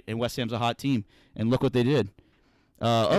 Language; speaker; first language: English; native; English